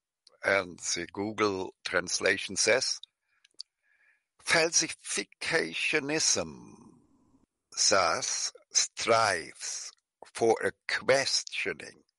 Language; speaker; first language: English; non-native, fluent; German